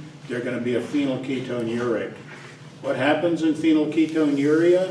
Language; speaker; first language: English; native; English